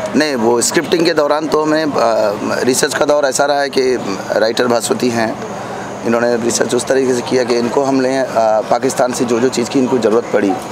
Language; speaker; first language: Hindi; native; Hindi